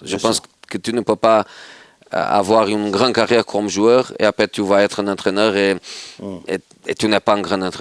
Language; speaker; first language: French; non-native, fluent; Portuguese